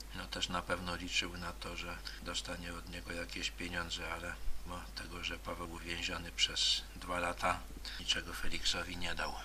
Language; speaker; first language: Polish; native; Polish